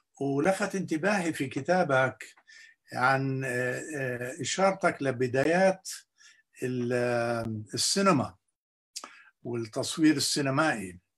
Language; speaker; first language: Arabic; native; Arabic